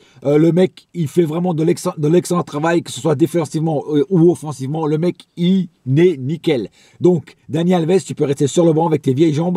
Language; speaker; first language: French; native; French